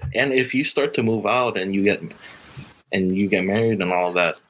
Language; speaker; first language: English; early bilingual, other home language; Filipino